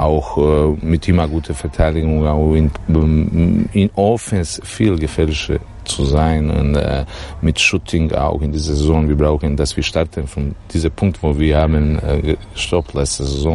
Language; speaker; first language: German; non-native, learner; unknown